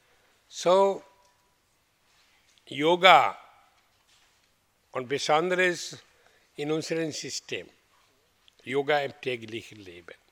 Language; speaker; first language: German; non-native, learner; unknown